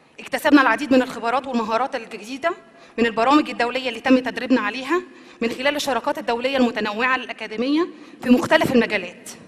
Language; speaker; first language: Arabic; native; Arabic